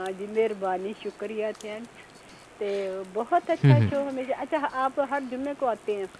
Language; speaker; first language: Urdu; non-native, local second language; Punjabi